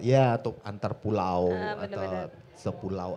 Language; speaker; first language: Indonesian; native; Indonesian